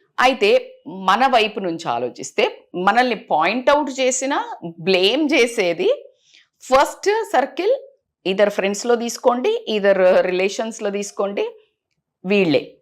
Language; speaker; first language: Telugu; native; Telugu